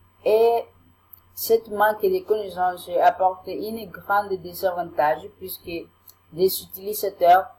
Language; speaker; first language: French; non-native, learner; Spanish